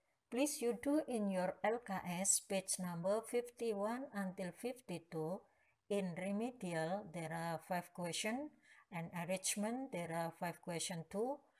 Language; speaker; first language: English; non-native, learner; Indonesian